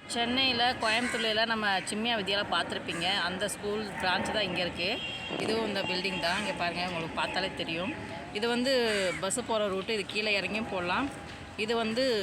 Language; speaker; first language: Tamil; native; Tamil